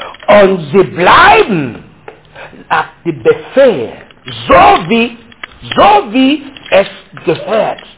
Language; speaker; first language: German; non-native, learner; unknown